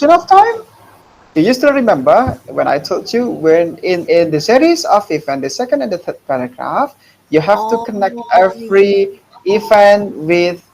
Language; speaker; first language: English; non-native, fluent; Indonesian